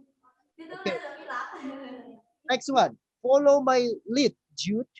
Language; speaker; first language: English; non-native, fluent; Indonesian